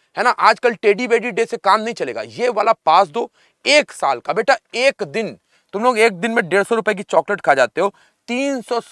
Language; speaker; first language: Hindi; native; Hindi